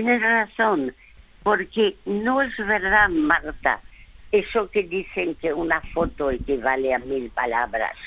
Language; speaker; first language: Spanish; early bilingual, other home language; French